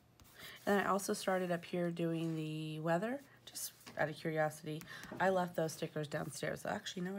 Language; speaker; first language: English; native; English